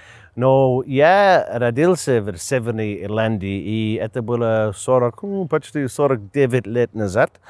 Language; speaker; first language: Russian; non-native, learner; English